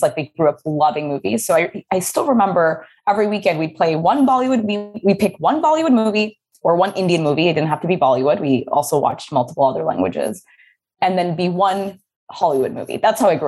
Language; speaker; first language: English; native; English